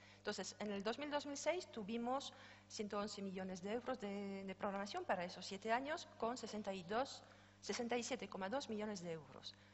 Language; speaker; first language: Spanish; non-native, fluent; French